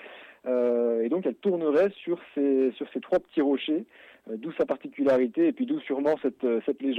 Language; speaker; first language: French; native; French